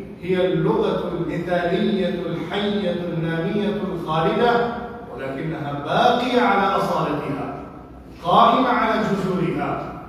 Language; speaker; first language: Arabic; non-native, fluent; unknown